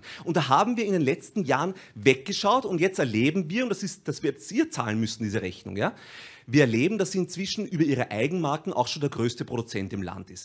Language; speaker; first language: German; native; German